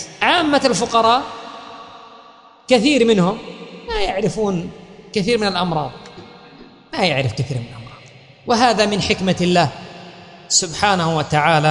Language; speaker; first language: Arabic; native; Arabic